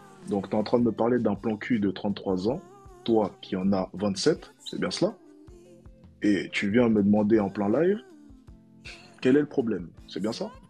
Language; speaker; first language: French; native; French